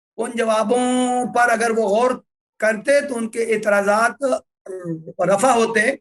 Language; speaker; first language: Urdu; native; Urdu